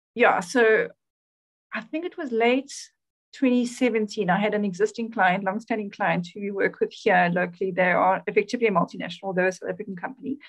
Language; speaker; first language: English; native; English